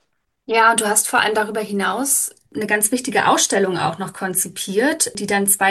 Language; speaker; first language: German; native; German